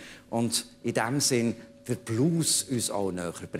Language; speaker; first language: German; native; German